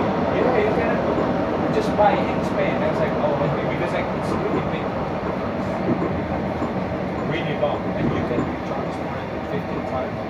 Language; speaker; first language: English; non-native, fluent; Indonesian